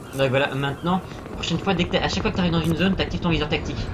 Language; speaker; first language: French; native; French